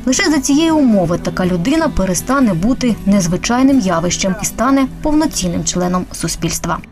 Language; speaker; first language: Ukrainian; native; Ukrainian